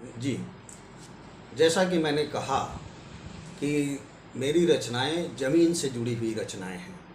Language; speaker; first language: Hindi; native; Hindi